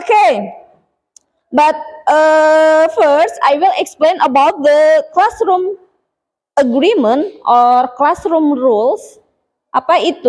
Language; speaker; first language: English; non-native, fluent; Indonesian